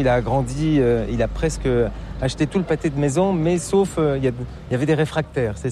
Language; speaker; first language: French; native; French